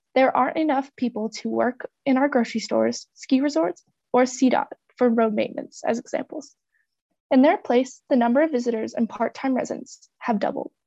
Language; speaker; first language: English; native; English